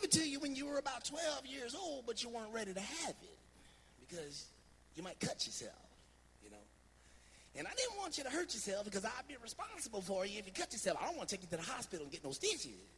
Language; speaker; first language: English; native; English